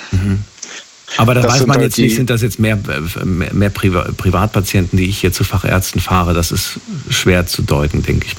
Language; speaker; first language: German; native; German